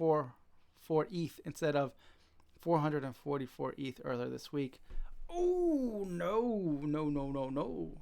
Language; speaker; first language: English; native; English